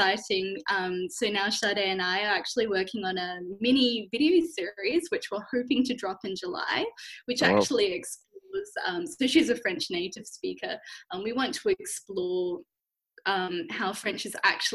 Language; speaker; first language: English; native; English